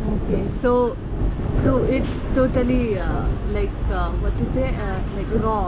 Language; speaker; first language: English; non-native, local second language; Hindi